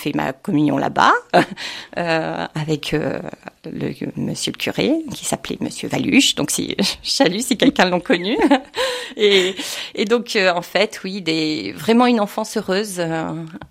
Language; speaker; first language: French; native; French